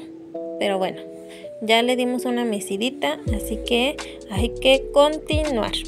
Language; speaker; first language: Spanish; native; Spanish